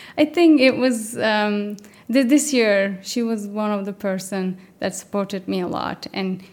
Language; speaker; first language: English; non-native, fluent; Turkish